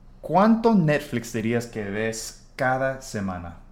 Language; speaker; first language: Spanish; non-native, fluent; English